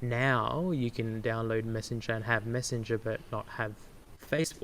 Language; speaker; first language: English; native; English